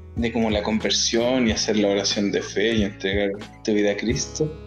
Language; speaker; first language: Spanish; native; Spanish